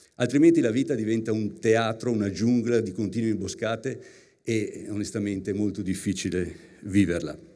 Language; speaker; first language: Italian; native; Italian